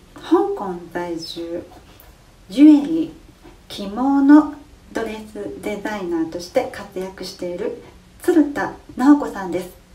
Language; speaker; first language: Japanese; native; Japanese